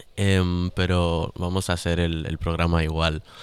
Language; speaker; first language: Spanish; native; Spanish